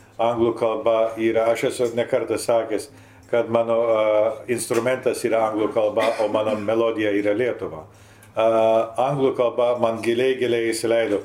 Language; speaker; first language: Lithuanian; early bilingual, heritage; Lithuanian